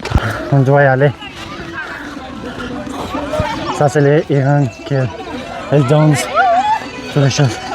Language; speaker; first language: French; non-native, learner; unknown